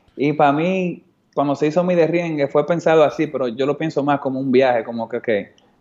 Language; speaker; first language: Spanish; native; Spanish